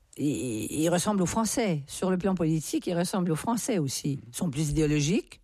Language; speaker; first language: French; native; French